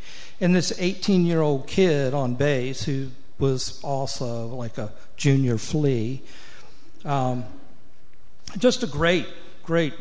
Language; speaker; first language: English; native; English